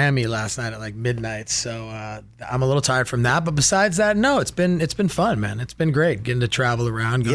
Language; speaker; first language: English; native; English